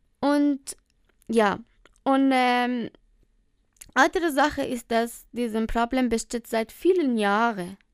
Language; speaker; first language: German; non-native, learner; Persian